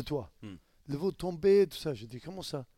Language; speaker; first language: French; non-native, learner; Arabic